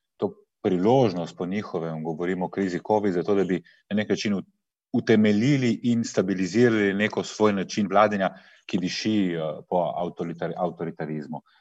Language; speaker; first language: Slovenian; native; Slovenian